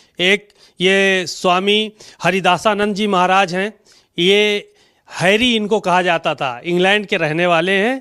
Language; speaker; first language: Hindi; native; Hindi